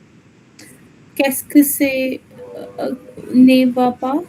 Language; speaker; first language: French; non-native, learner; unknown